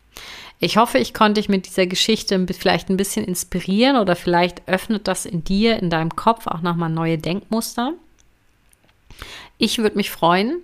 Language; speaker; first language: German; native; German